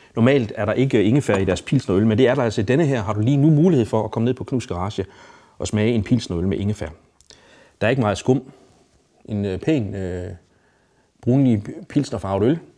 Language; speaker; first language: Danish; native; Danish